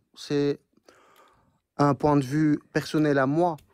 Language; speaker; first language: French; non-native, fluent; Turkish